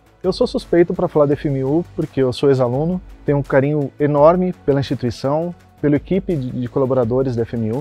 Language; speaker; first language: Portuguese; native; Portuguese